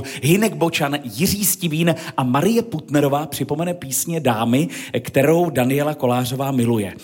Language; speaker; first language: Czech; native; Czech